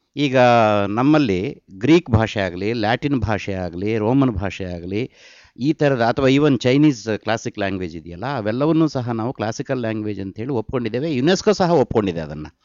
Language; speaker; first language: Kannada; native; Kannada